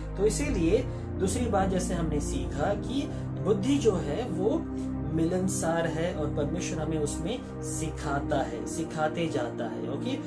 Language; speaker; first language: Hindi; non-native, local second language; Marathi